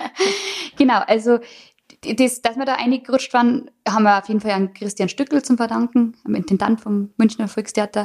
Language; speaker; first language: German; native; German